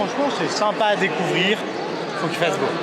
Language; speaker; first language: French; native; French